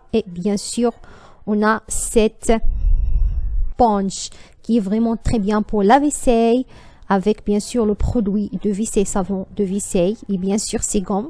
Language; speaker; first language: French; non-native, learner; Arabic